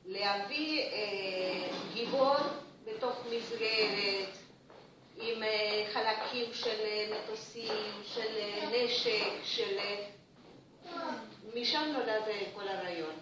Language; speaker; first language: Hebrew; non-native, fluent; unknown